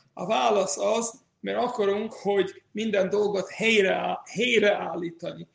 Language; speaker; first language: Hungarian; early bilingual, heritage; Hungarian